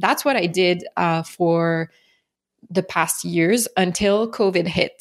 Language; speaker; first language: English; non-native, fluent; French